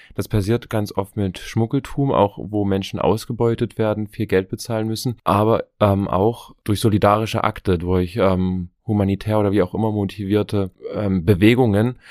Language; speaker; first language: German; native; German